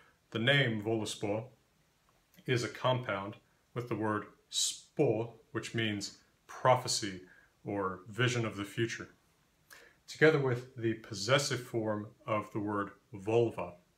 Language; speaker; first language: English; native; English